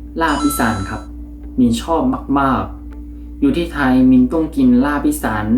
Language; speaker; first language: Thai; non-native, fluent; Korean